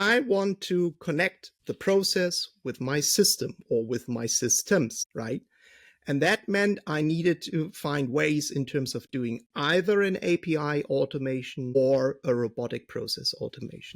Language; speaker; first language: English; non-native, fluent; German